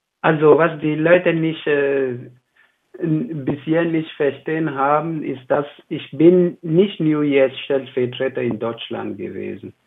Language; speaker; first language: German; non-native, fluent; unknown